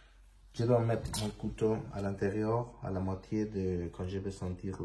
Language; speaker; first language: French; non-native, learner; Spanish